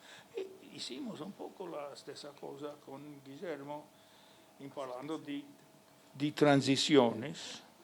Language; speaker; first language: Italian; non-native, fluent; English